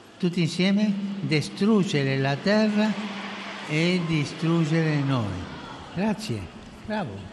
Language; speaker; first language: Italian; non-native, fluent; Spanish